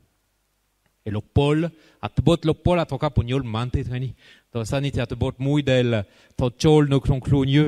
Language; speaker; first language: Khmer; non-native, fluent; French